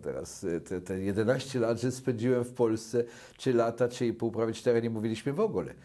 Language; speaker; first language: Polish; early bilingual, other home language; Yiddish